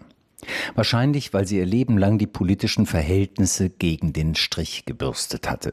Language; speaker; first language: German; native; German